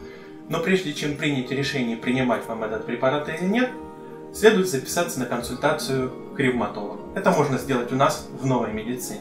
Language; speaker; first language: Russian; native; Russian